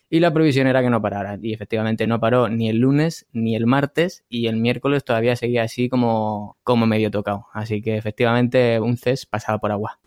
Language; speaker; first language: Spanish; native; Spanish